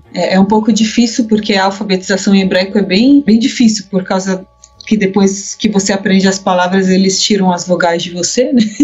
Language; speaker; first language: Portuguese; early bilingual, heritage; Portuguese